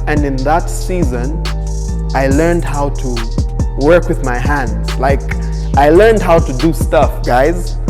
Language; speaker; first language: English; non-native, local second language; Bemba